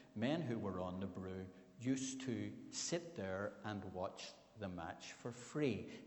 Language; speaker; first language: English; native; English